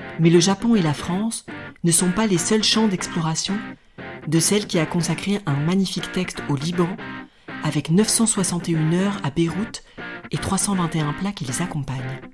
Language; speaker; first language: French; native; French